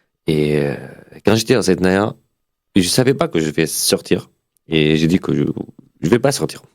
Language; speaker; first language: French; non-native, learner; Arabic